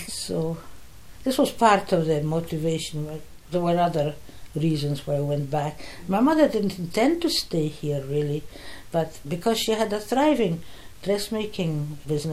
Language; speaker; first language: English; non-native, fluent; Polish